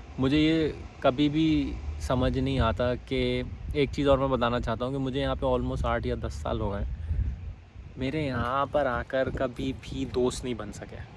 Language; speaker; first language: Urdu; native; Urdu